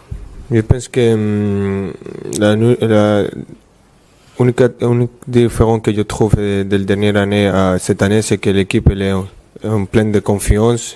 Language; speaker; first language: French; non-native, fluent; Spanish